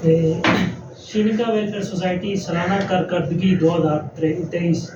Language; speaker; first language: Urdu; non-native, local second language; Punjabi